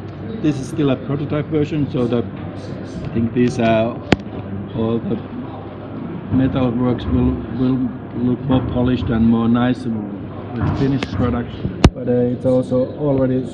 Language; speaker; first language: English; non-native, fluent; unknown